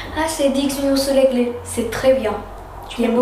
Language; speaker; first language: French; non-native, learner; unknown